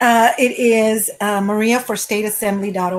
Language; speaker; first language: English; native; English